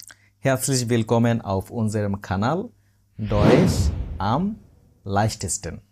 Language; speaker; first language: German; non-native, learner; Bangla